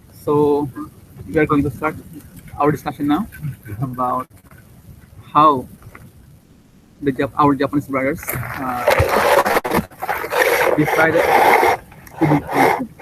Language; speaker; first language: English; non-native, fluent; Indonesian